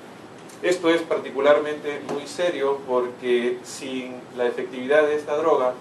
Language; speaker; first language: Spanish; native; Spanish